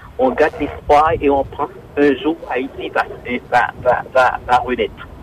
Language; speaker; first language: French; non-native, local second language; Haitian Creole